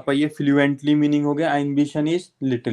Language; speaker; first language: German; non-native, fluent; Hindi